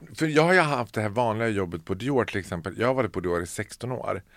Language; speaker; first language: Swedish; native; Swedish